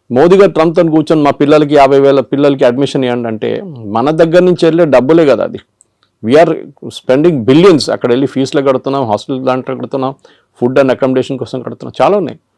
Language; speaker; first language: Telugu; non-native, local second language; Malayalam